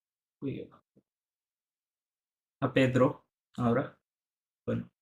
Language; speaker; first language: Spanish; non-native, fluent; Bangla